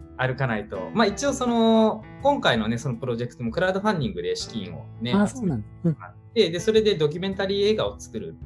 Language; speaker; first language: Japanese; native; Japanese